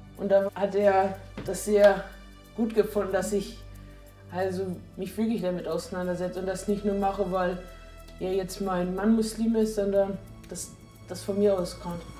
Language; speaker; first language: German; native; German